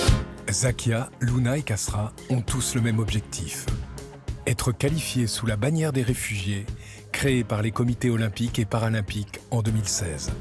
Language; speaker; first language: French; native; French